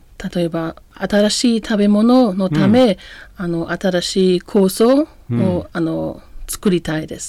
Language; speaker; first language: Japanese; non-native, learner; German